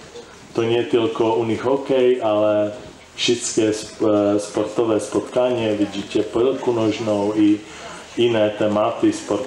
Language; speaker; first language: Polish; non-native, learner; Czech